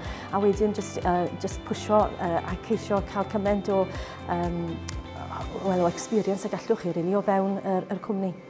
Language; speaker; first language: Welsh; native; Welsh